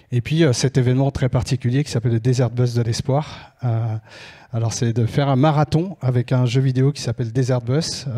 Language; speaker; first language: French; native; French